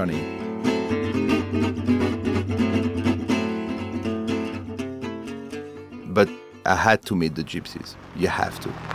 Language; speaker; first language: English; non-native, fluent; French